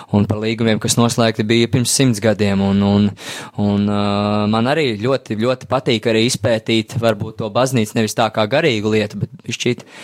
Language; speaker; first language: Latvian; native; Latvian